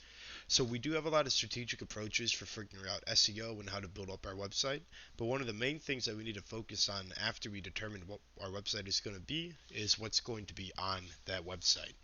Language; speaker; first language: English; native; English